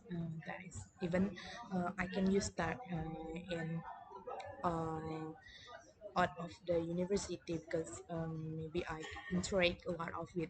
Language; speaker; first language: English; non-native, learner; Indonesian